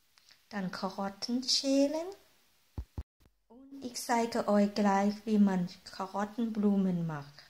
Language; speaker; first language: German; non-native, fluent; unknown